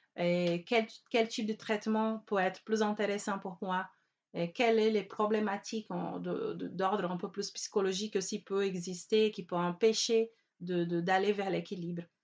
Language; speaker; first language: French; non-native, fluent; Portuguese